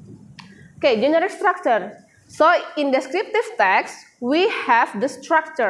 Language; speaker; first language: English; non-native, fluent; Indonesian